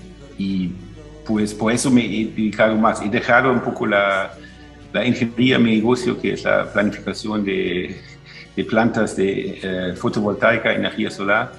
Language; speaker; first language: Spanish; non-native, fluent; German